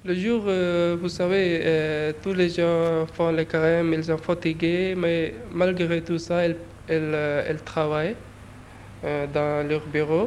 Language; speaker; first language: French; non-native, learner; Urdu